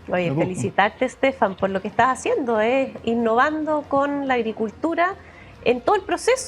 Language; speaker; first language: Spanish; native; Spanish